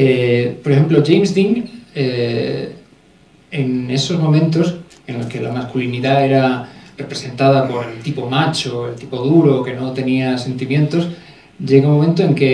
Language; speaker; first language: Spanish; native; Spanish